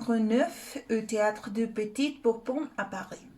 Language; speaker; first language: French; non-native, learner; Spanish